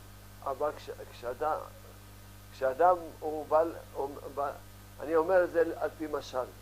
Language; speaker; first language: Hebrew; early bilingual, other home language; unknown